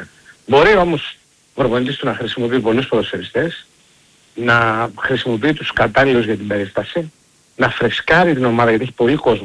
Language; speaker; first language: Greek; native; Greek